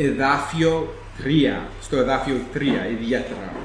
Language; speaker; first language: Greek; non-native, fluent; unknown